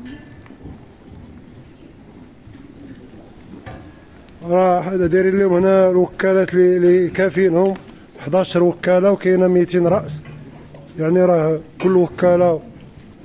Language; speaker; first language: Arabic; native; Arabic